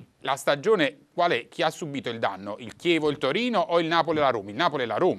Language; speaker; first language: Italian; native; Italian